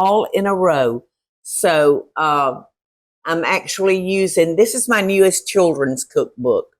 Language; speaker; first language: English; native; English